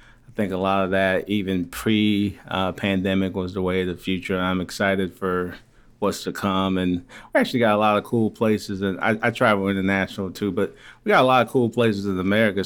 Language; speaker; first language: English; early bilingual, other home language; Haitian Creole